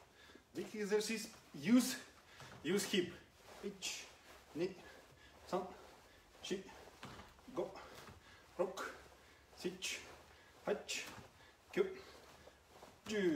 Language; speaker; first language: English; non-native, learner; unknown